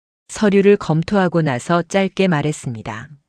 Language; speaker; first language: Korean; native; Korean